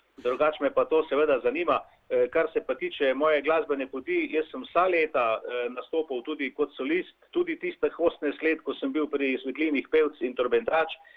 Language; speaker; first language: Slovenian; native; Slovenian